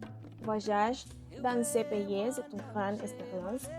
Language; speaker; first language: French; non-native, learner; Spanish